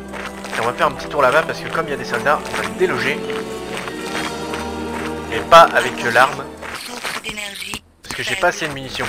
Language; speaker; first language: French; native; French